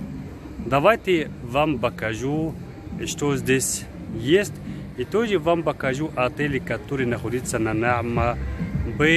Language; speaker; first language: Russian; non-native, fluent; Arabic